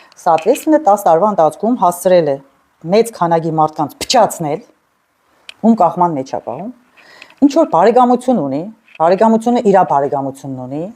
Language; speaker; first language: Armenian; native; Armenian